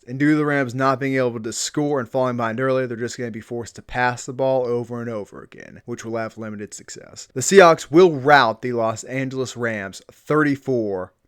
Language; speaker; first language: English; native; English